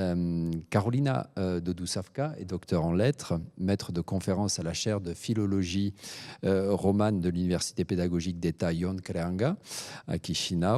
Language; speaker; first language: French; native; French